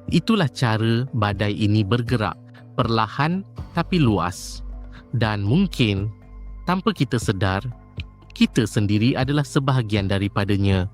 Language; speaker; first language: Malay; native; Malay